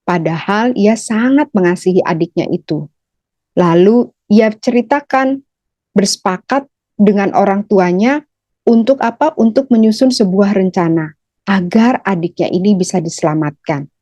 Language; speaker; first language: Indonesian; native; Indonesian